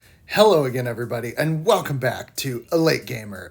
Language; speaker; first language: English; native; English